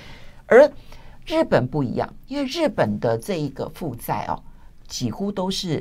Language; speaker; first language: Chinese; native; Chinese